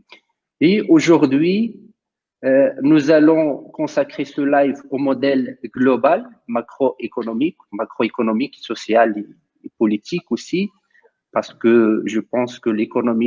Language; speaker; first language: French; non-native, local second language; Arabic